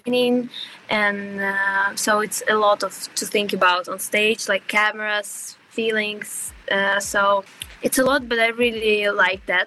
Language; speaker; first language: English; non-native, fluent; Ukrainian